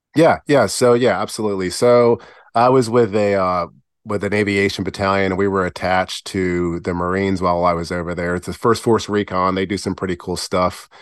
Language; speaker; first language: English; native; English